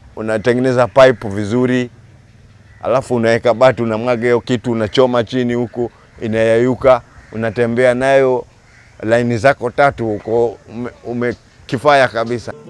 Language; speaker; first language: Swahili; native; Swahili